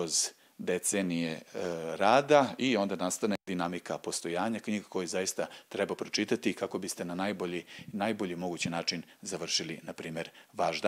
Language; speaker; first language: Serbian; native; Serbian